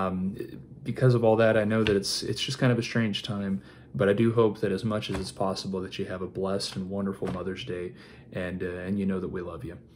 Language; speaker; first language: English; native; English